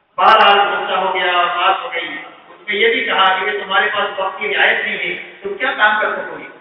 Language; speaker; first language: Urdu; native; Urdu